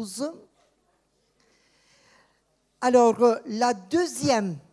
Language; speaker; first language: French; non-native, fluent; Turkish